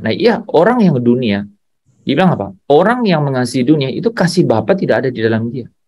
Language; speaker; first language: Indonesian; native; Indonesian